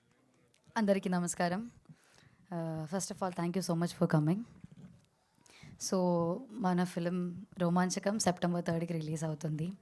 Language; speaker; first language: Telugu; non-native, learner; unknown